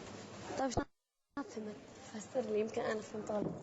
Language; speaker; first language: Arabic; native; Arabic